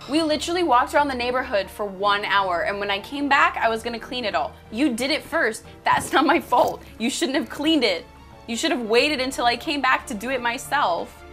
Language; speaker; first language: English; native; English